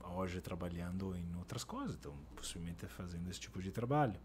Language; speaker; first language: Portuguese; non-native, fluent; Italian